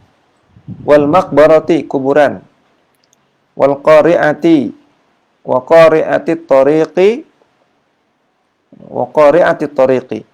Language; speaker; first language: Arabic; non-native, fluent; Indonesian